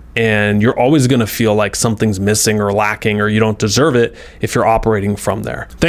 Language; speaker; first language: English; native; English